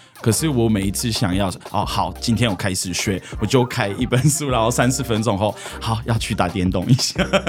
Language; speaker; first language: Chinese; non-native, fluent; French